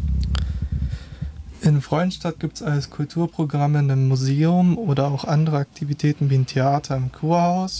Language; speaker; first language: German; native; German